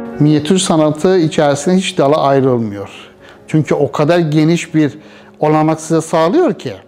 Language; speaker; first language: Turkish; non-native, fluent; Persian